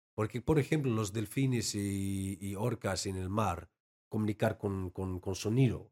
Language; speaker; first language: Spanish; non-native, learner; Dutch